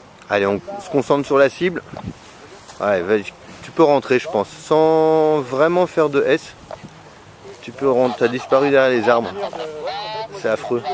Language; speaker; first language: French; native; French